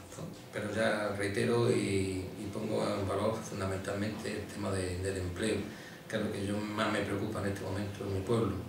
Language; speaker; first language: Spanish; native; Spanish